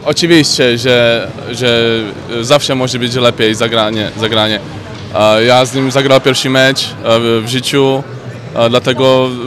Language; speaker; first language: Polish; non-native, learner; Czech